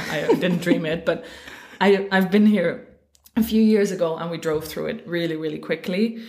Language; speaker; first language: English; non-native, fluent; Dutch